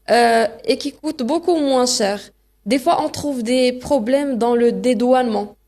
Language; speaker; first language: French; non-native, local second language; Arabic